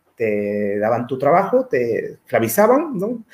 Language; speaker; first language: Spanish; native; Spanish